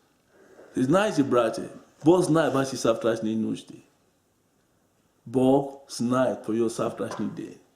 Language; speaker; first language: Russian; non-native, learner; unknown